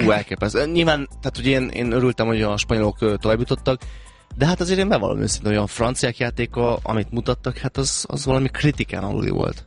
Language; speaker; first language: Hungarian; native; Hungarian